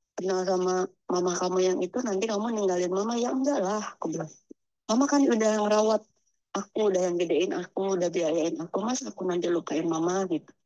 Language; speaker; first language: Indonesian; native; Indonesian